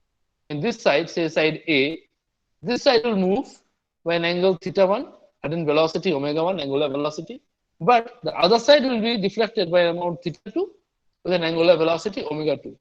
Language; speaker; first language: English; non-native, local second language; Bangla